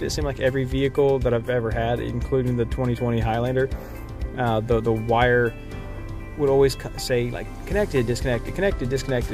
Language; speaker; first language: English; native; English